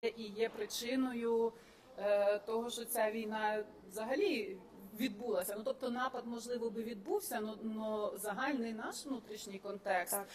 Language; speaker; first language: Ukrainian; non-native, local second language; Russian